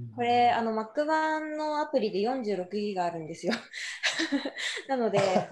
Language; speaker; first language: Japanese; native; Japanese